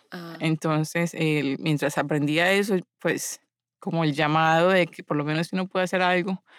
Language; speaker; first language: Spanish; native; Spanish